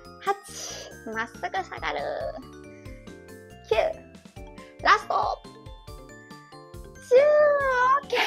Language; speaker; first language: Japanese; native; Japanese